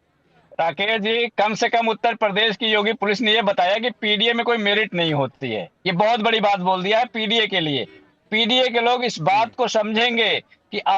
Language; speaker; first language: Hindi; native; Hindi